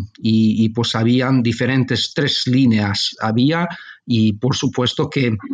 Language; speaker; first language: Spanish; non-native, fluent; Hungarian